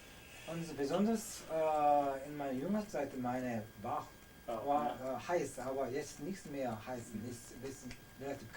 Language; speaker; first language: German; non-native, learner; Korean